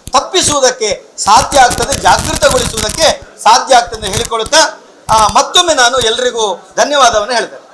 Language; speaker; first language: Kannada; non-native, local second language; Tulu